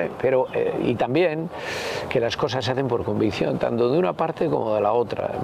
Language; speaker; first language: Spanish; native; Spanish